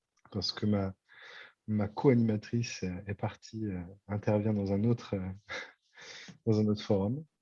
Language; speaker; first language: French; native; French